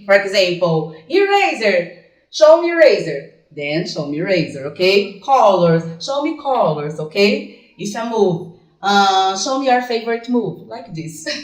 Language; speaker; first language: English; non-native, fluent; Portuguese